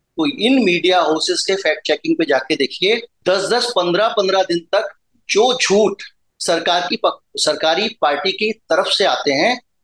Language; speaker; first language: Hindi; native; Hindi